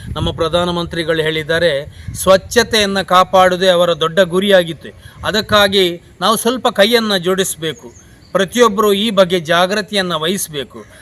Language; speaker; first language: Kannada; native; Kannada